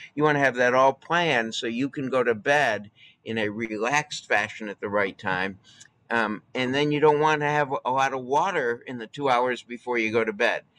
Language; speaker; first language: English; native; English